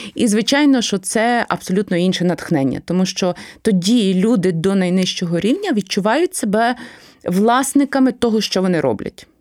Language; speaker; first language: Ukrainian; native; Ukrainian